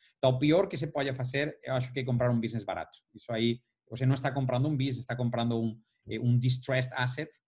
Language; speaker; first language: Portuguese; non-native, fluent; Spanish